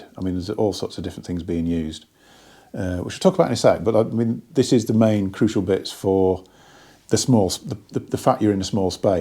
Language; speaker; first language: English; native; English